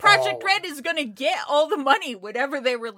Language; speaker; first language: English; native; English